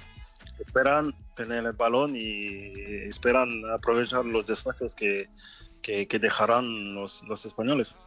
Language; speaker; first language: Spanish; non-native, fluent; French